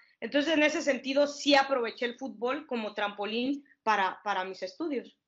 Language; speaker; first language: Spanish; native; Spanish